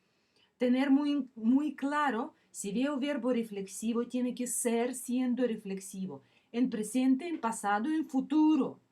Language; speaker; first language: Spanish; non-native, fluent; Russian